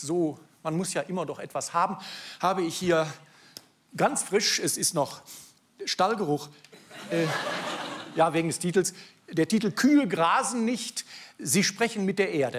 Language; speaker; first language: German; native; German